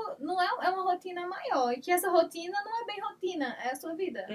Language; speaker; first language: Portuguese; native; Portuguese